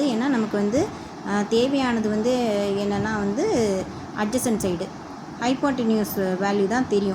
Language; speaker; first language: Tamil; native; Tamil